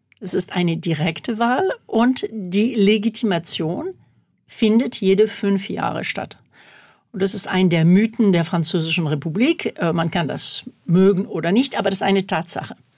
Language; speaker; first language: German; non-native, fluent; French